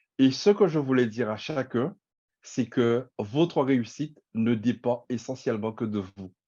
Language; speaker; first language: French; native; French